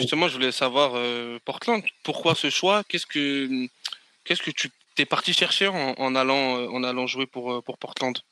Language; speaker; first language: French; native; French